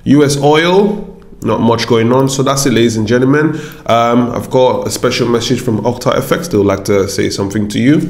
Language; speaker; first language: English; non-native, local second language; Yoruba